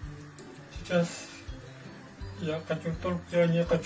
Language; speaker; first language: Russian; non-native, learner; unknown